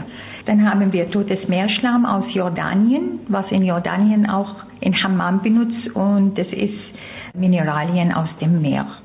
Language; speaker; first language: German; non-native, fluent; Arabic